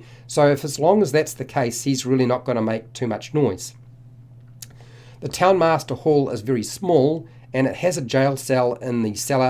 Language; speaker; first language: English; native; English